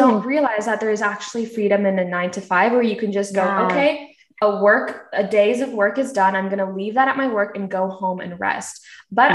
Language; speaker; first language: English; early bilingual, other home language; Korean